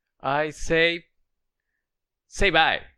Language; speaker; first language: English; non-native, learner; Japanese